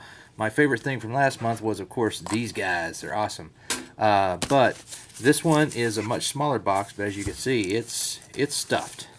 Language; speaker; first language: English; native; English